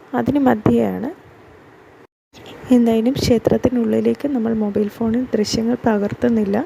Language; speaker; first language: Malayalam; native; Malayalam